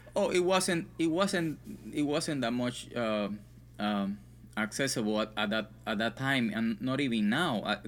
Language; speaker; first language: English; non-native, fluent; Spanish